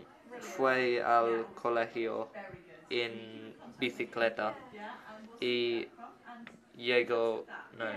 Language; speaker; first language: Spanish; non-native, learner; English